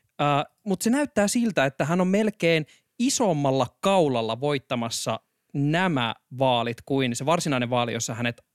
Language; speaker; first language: Finnish; native; Finnish